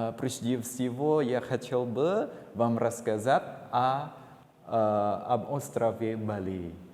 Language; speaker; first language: Russian; non-native, fluent; Indonesian